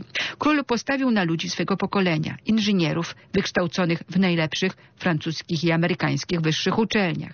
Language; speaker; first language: Polish; native; Polish